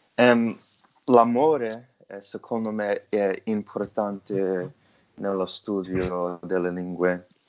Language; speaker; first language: Italian; non-native, learner; English